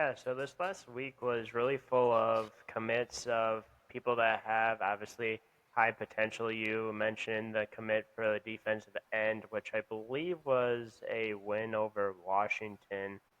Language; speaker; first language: English; native; English